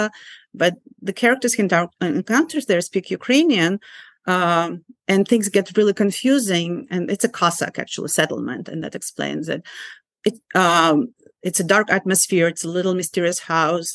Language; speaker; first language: English; non-native, fluent; Ukrainian